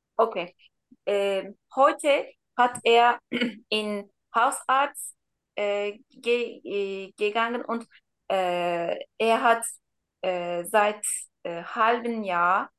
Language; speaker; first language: German; non-native, learner; Turkish